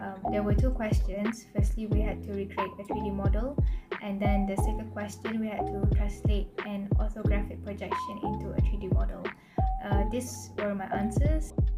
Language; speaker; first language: English; non-native, local second language; Malay